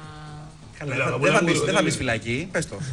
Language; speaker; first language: Greek; native; Greek